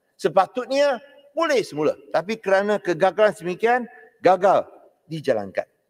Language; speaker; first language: Malay; non-native, local second language; Chinese